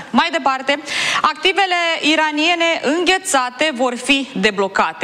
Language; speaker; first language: Romanian; native; Romanian